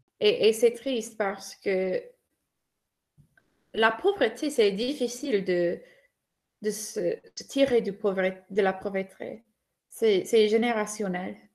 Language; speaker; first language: French; non-native, fluent; English